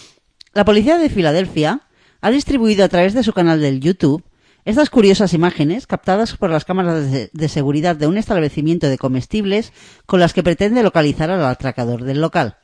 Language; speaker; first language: Spanish; native; Spanish